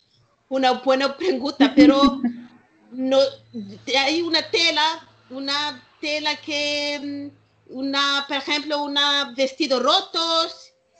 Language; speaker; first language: Spanish; non-native, learner; Malagasy